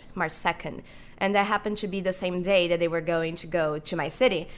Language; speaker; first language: English; non-native, fluent; Portuguese